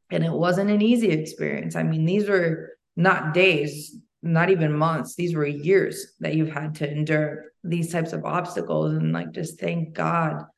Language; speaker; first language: English; early bilingual, other home language; Albanian